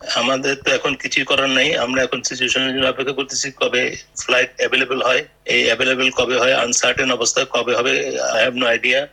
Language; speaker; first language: Bangla; native; Bangla